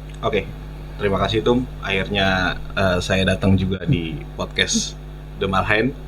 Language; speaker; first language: Indonesian; native; Indonesian